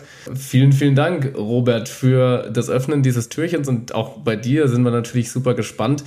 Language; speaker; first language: German; native; German